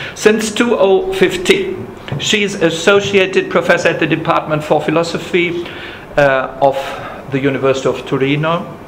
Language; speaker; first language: English; non-native, fluent; German